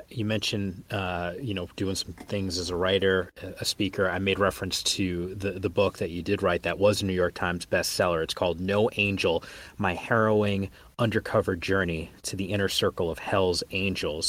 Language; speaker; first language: English; native; English